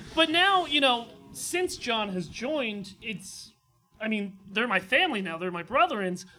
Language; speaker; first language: English; native; English